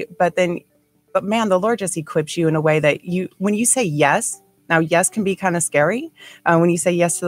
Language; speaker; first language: English; native; English